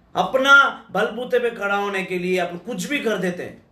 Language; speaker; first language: Hindi; non-native, local second language; Telugu